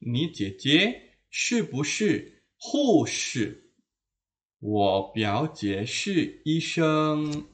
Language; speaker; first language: Chinese; non-native, fluent; Indonesian